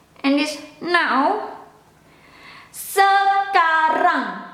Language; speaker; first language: English; non-native, local second language; Indonesian